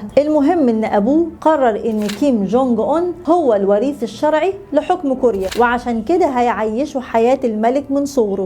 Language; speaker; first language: Arabic; native; Arabic